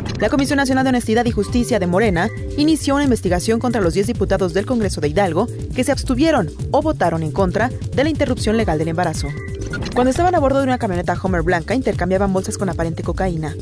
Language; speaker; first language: Spanish; native; Spanish